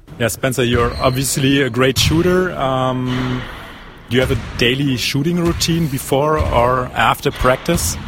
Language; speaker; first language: English; non-native, fluent; German